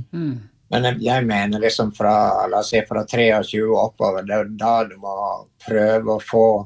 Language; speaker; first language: Norwegian; native; Norwegian